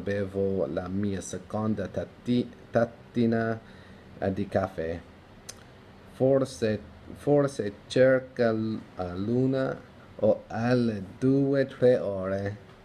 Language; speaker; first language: Italian; non-native, learner; English